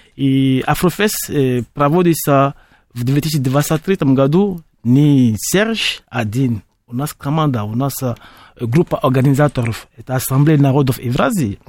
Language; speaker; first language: Russian; non-native, fluent; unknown